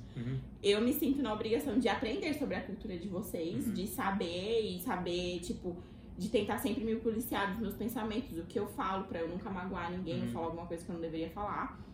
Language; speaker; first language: Portuguese; native; Portuguese